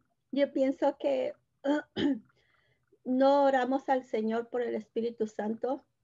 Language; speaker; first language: Spanish; native; Spanish